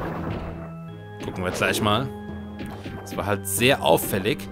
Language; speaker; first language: German; native; German